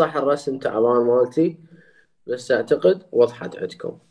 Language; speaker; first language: Arabic; native; Arabic